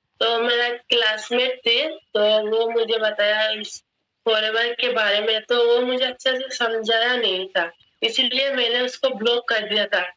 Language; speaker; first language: Hindi; non-native, local second language; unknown